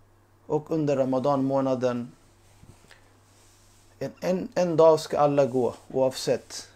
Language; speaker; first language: Swedish; early bilingual, other home language; Urdu